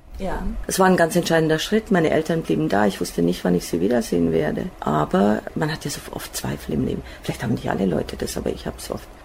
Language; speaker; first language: German; native; German